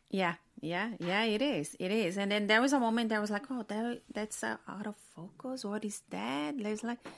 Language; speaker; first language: English; non-native, fluent; Portuguese